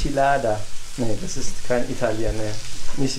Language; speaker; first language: German; non-native, learner; Persian